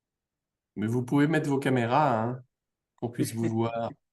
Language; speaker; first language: French; native; French